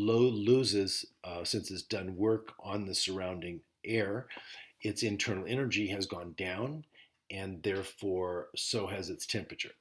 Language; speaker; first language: English; native; English